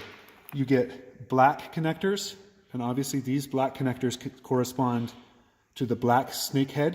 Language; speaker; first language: English; native; English